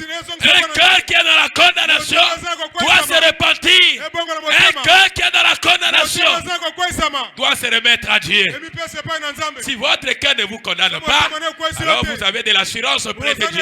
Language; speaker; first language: French; non-native, local second language; Lingala